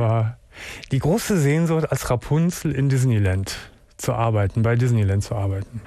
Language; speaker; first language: German; native; German